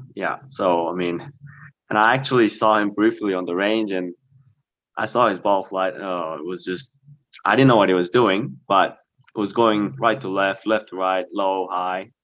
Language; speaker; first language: English; early bilingual, other home language; Korean